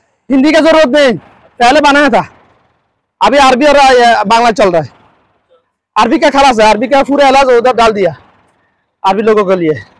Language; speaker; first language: Hindi; non-native, learner; Bangla